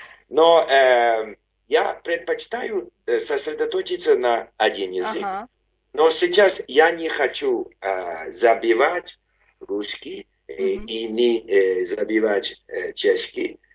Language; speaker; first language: Russian; non-native, learner; English